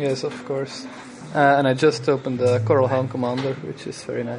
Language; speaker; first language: English; non-native, fluent; Dutch